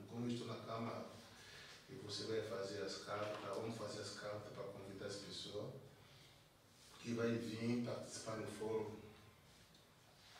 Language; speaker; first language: Portuguese; non-native, fluent; Lingala